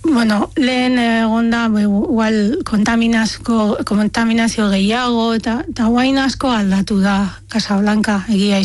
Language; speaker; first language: Basque; non-native, fluent; Arabic